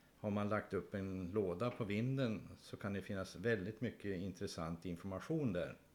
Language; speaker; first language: Swedish; native; Swedish